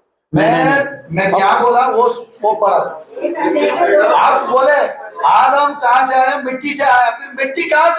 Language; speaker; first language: Hindi; non-native, local second language; Telugu